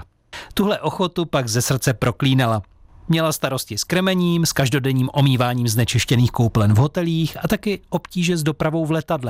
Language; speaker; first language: Czech; native; Czech